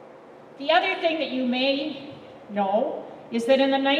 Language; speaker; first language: English; native; English